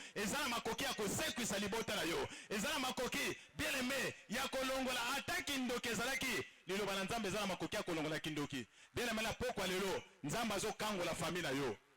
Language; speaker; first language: Lingala; native; Lingala